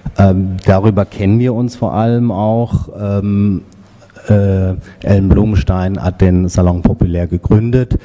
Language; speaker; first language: German; native; German